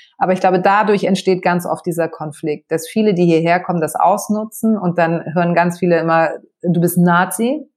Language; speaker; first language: German; early bilingual, other home language; Greek